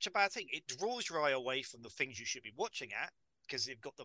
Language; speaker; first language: English; native; English